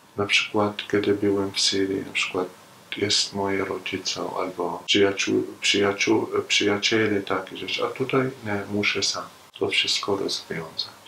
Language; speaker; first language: Polish; non-native, learner; Arabic